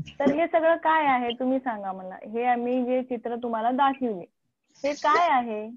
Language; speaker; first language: Marathi; non-native, local second language; Urdu